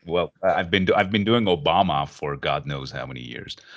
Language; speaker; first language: English; non-native, fluent; Persian